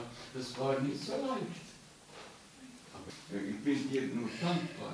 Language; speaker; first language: German; non-native, learner; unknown